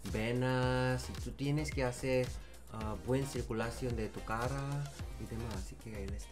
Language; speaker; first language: Spanish; non-native, learner; Korean